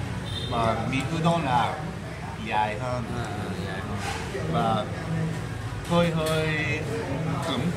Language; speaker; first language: Vietnamese; non-native, learner; Japanese